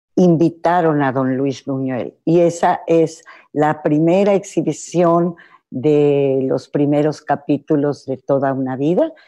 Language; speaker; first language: Spanish; native; Spanish